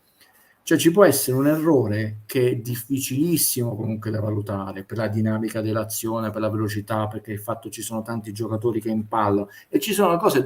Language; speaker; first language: Italian; native; Italian